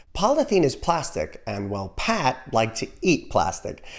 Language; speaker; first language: English; native; English